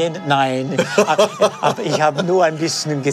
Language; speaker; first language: German; non-native, fluent; English